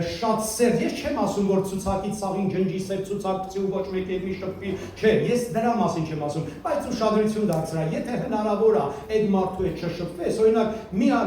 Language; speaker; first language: Armenian; early bilingual, heritage; Armenian